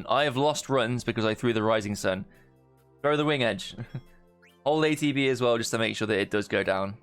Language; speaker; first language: English; native; English